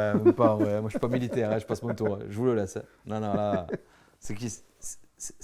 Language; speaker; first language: French; native; French